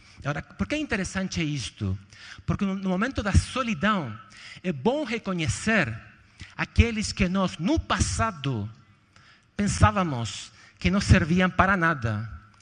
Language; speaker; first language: Portuguese; non-native, fluent; Spanish